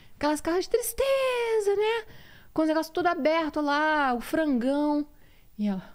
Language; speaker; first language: Portuguese; native; Portuguese